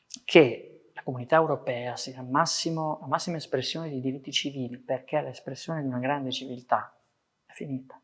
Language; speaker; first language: Italian; early bilingual, other home language; Persian